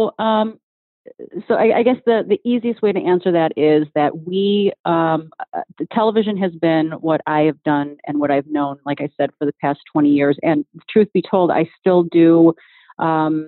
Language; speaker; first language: English; native; English